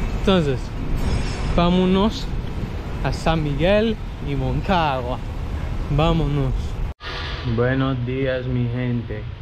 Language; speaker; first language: Spanish; non-native, learner; English